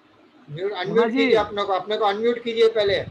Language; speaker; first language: Hindi; native; Hindi